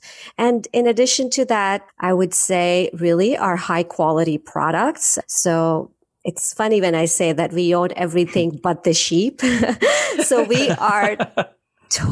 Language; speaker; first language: English; non-native, local second language; Hindi